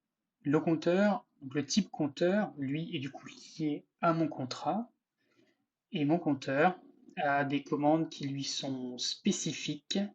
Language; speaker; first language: French; native; French